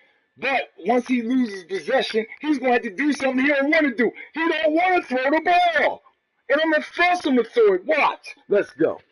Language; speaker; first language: English; native; English